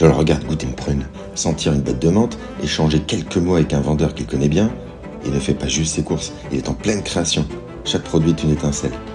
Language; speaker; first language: French; native; French